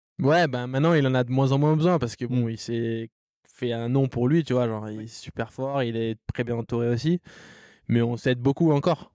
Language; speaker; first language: French; native; French